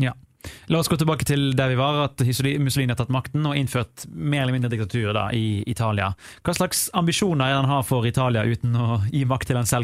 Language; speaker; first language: Norwegian; native; Norwegian